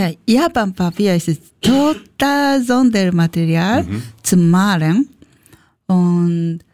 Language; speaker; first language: German; non-native, learner; Japanese